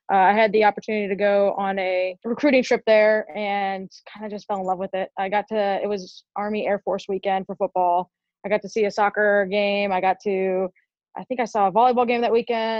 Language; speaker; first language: English; native; English